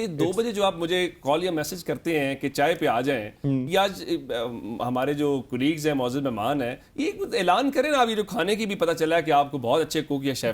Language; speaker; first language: Urdu; native; Urdu